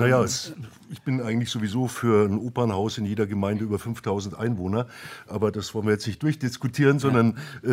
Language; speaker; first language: German; native; German